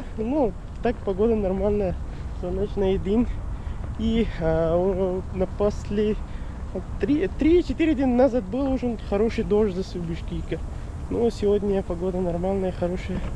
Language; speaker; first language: Russian; non-native, learner; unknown